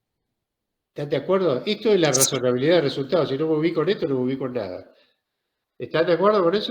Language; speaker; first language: Spanish; native; Spanish